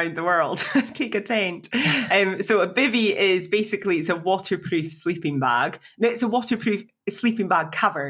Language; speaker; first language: English; native; English